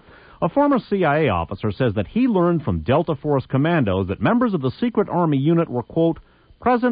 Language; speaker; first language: English; native; English